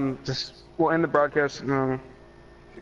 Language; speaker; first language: English; native; English